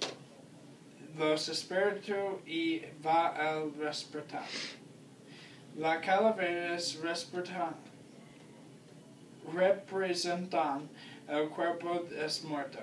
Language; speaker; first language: Spanish; non-native, learner; English